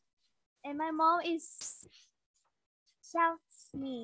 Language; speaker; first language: English; non-native, learner; Vietnamese